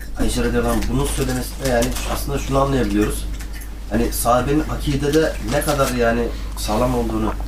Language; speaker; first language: Turkish; early bilingual, heritage; Turkish